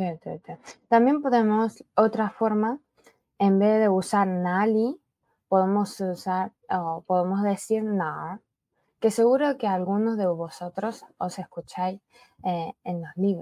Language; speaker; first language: Spanish; early bilingual, other home language; Chinese